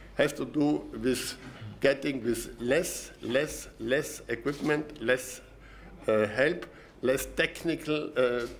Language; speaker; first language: English; non-native, fluent; German